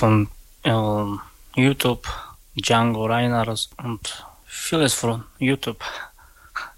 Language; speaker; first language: German; non-native, learner; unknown